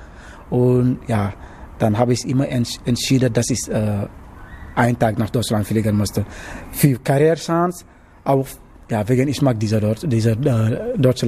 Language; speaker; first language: German; non-native, learner; Wolof